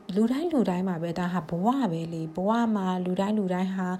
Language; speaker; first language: Burmese; non-native, local second language; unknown